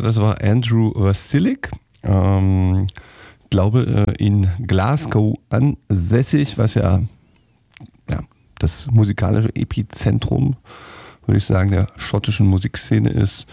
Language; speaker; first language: German; native; German